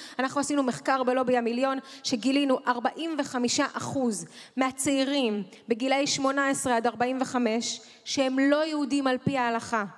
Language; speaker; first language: Hebrew; early bilingual, other home language; Russian